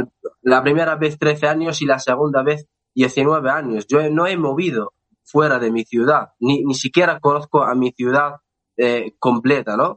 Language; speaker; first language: Spanish; non-native, fluent; Arabic